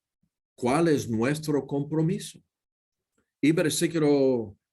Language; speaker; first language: Spanish; non-native, learner; English